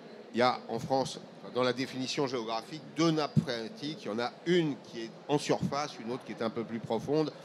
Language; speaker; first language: French; native; French